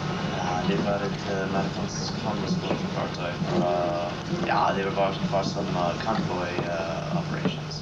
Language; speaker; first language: Norwegian; non-native, learner; English